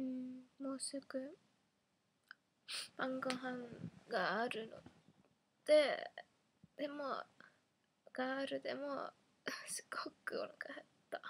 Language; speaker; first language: Japanese; non-native, learner; English